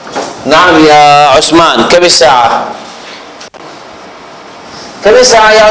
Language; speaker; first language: Arabic; non-native, fluent; Urdu